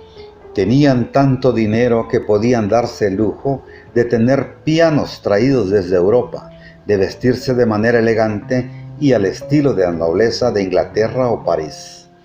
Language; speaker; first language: Spanish; native; Spanish